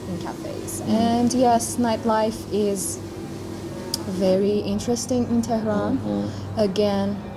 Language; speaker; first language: English; non-native, fluent; Persian